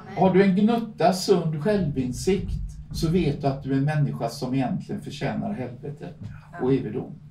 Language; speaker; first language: Swedish; native; Swedish